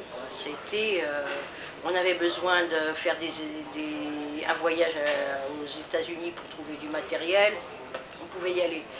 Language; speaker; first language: French; native; French